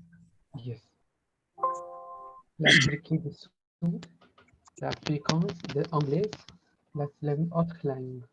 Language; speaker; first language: French; non-native, learner; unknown